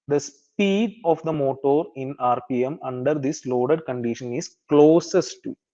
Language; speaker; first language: English; non-native, local second language; Malayalam